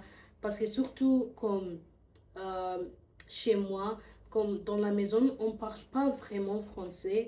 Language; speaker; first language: French; non-native, learner; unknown